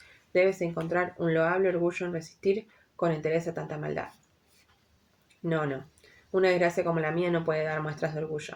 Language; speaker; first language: Spanish; native; Spanish